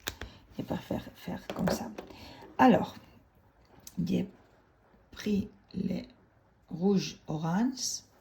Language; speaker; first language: French; non-native, fluent; Spanish